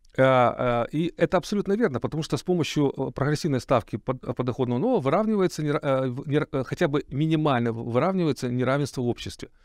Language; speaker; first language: Russian; native; Russian